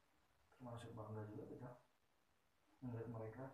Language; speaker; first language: Indonesian; native; Indonesian